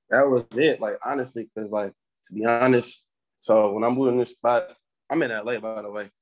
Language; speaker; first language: English; native; English